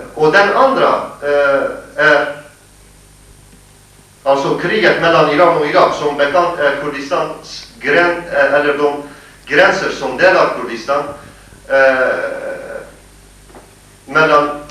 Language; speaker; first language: Swedish; non-native, fluent; Kurdish